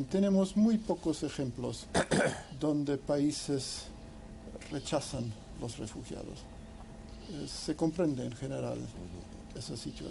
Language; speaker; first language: Spanish; non-native, fluent; English